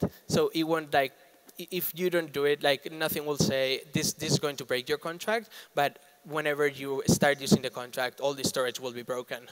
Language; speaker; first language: English; non-native, fluent; Spanish